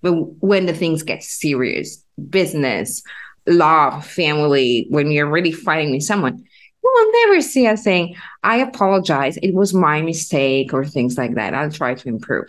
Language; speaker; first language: English; non-native, fluent; Italian